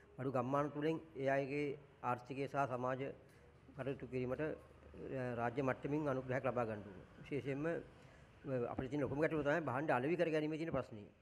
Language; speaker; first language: Sinhala; native; Sinhala